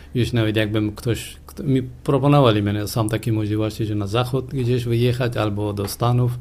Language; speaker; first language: Polish; non-native, fluent; Persian